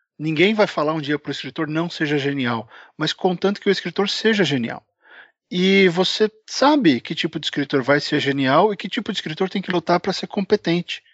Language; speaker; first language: Portuguese; native; Portuguese